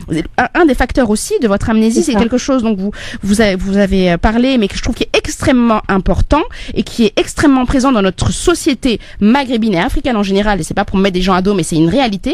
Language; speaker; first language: French; native; French